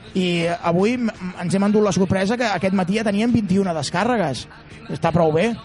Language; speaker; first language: Catalan; native; Catalan